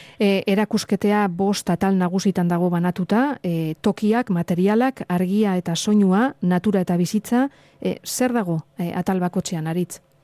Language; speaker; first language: Basque; native; Basque